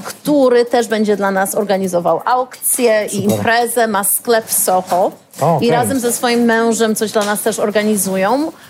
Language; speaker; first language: Polish; early bilingual, heritage; Polish